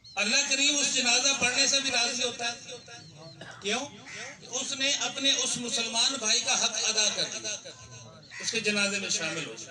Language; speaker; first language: Urdu; non-native, local second language; Punjabi